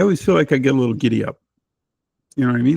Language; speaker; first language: English; native; English